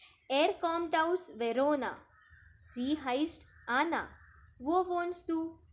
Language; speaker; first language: German; non-native, fluent; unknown